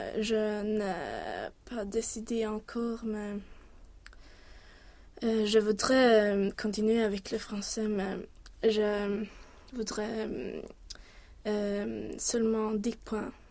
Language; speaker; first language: French; non-native, learner; Swedish